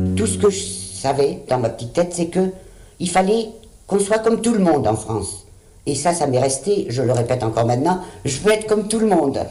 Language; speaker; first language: French; early bilingual, other home language; Spanish